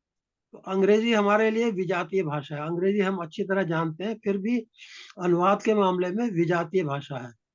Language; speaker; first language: Hindi; native; Hindi